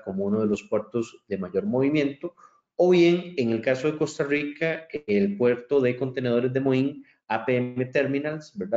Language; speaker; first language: Spanish; native; Spanish